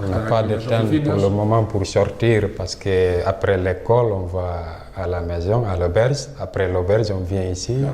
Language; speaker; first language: French; non-native, local second language; Fula